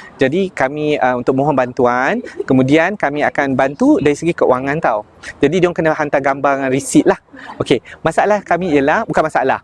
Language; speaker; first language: Malay; native; Malay